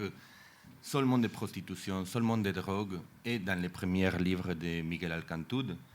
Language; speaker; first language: French; non-native, fluent; Spanish